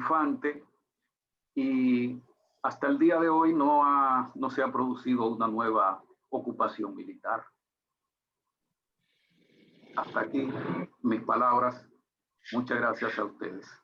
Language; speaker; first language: Spanish; native; Spanish